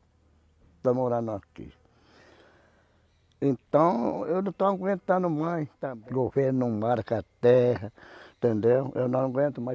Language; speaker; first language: Portuguese; non-native, local second language; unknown